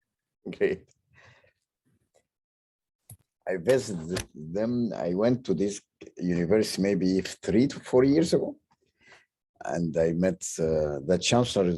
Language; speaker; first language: English; non-native, fluent; Arabic